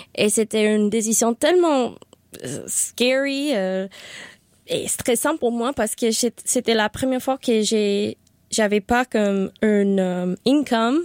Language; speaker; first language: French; non-native, local second language; English